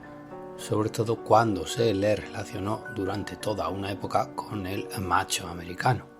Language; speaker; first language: Spanish; native; Spanish